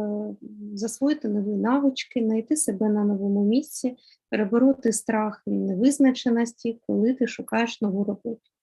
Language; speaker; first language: Ukrainian; native; Ukrainian